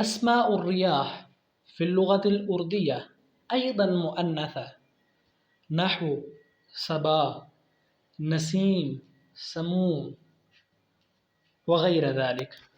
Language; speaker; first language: Arabic; non-native, fluent; Urdu